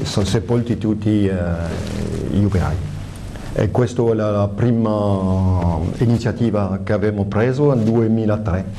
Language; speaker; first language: Italian; early bilingual, heritage; French